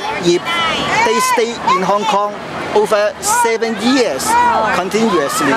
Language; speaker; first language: English; non-native, local second language; Cantonese